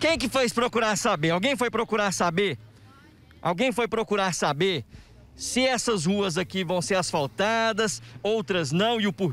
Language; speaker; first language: Portuguese; native; Portuguese